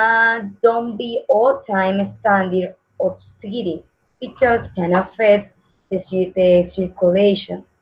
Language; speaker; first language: English; non-native, learner; Spanish